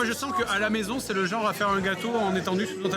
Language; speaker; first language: French; native; French